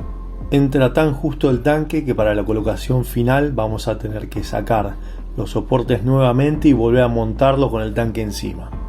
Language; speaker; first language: Spanish; native; Spanish